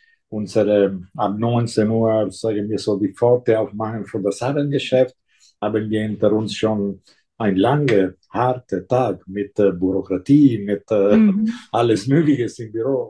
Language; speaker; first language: German; non-native, fluent; Italian